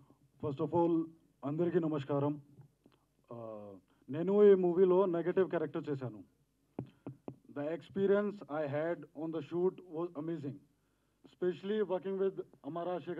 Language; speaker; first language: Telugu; non-native, learner; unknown